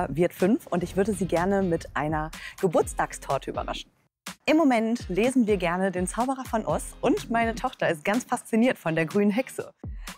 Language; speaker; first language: German; native; German